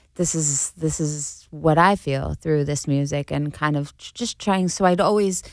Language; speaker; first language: English; native; English